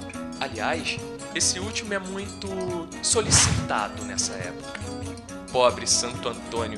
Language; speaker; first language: Portuguese; native; Portuguese